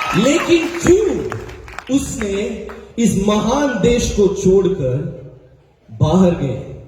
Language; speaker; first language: Hindi; early bilingual, heritage; Hindi